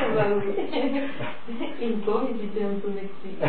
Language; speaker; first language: French; non-native, fluent; Spanish